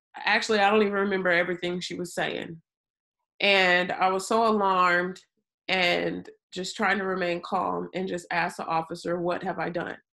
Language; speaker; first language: English; native; English